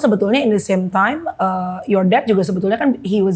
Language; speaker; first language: Indonesian; native; Indonesian